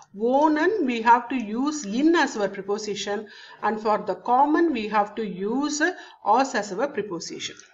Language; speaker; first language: English; non-native, local second language; Tamil